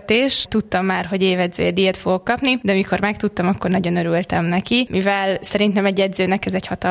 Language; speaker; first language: Hungarian; native; Hungarian